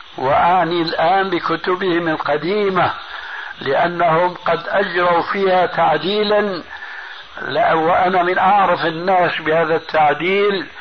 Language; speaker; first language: Arabic; native; Arabic